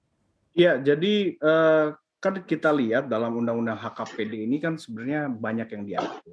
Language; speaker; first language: Indonesian; native; Indonesian